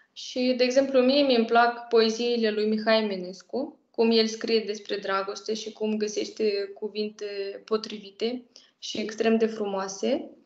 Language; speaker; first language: Romanian; non-native, fluent; Russian